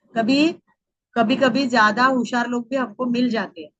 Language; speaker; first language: Hindi; non-native, local second language; Marathi